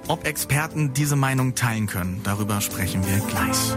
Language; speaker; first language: German; native; German